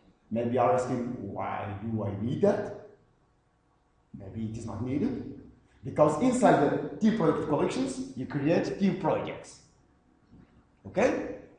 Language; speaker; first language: English; non-native, fluent; Arabic